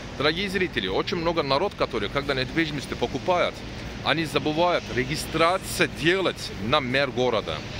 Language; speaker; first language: Russian; non-native, learner; Turkish